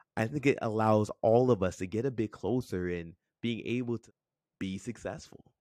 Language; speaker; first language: English; native; English